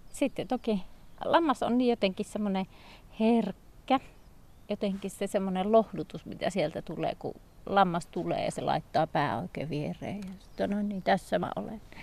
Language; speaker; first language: Finnish; native; Finnish